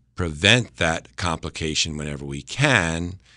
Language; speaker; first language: English; native; English